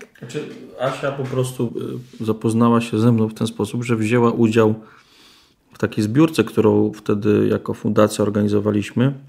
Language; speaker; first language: Polish; native; Polish